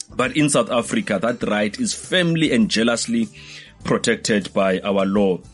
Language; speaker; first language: English; non-native, local second language; Xhosa